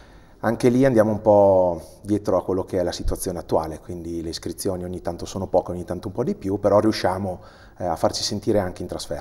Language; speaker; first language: Italian; native; Italian